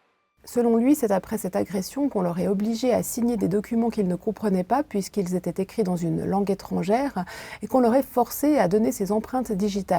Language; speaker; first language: French; native; French